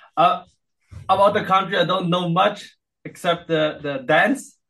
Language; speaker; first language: English; non-native, fluent; Filipino